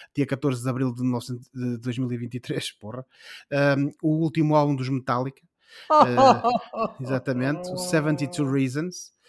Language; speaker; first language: Portuguese; native; Portuguese